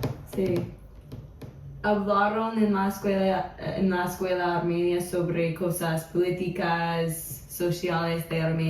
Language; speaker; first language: Spanish; non-native, fluent; English